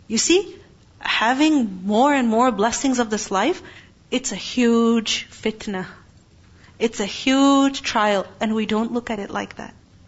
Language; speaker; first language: English; non-native, local second language; Urdu